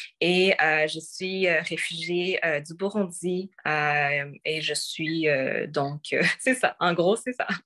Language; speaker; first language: French; early bilingual, other home language; Rundi